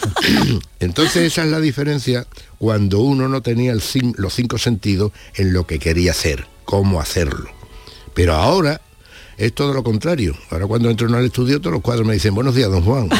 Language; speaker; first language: Spanish; native; Spanish